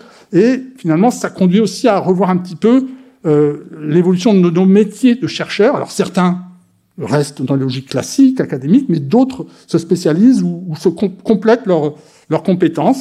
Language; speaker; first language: French; native; French